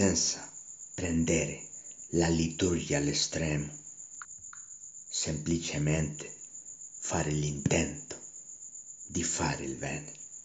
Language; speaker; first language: Italian; non-native, learner; Spanish